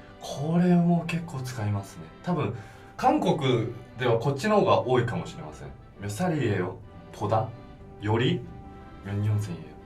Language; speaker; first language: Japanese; native; Japanese